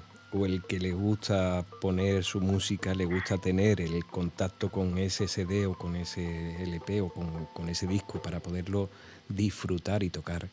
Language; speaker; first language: Spanish; native; Spanish